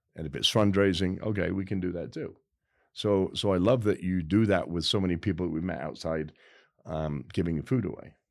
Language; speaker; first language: English; native; English